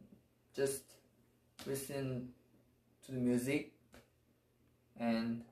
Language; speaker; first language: English; non-native, learner; Korean